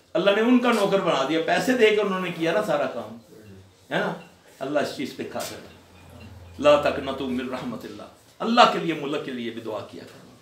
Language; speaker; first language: Urdu; native; Urdu